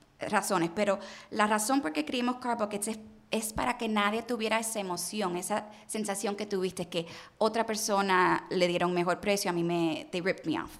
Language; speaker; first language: Spanish; early bilingual, heritage; Spanish